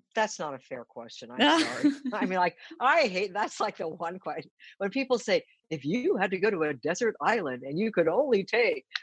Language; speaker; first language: English; early bilingual, other home language; Japanese